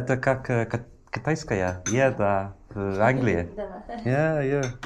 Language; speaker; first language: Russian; non-native, learner; English